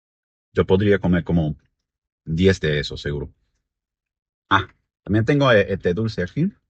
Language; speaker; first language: Spanish; early bilingual, heritage; Spanish